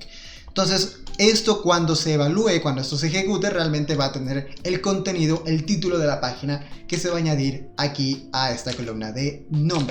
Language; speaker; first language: Spanish; native; Spanish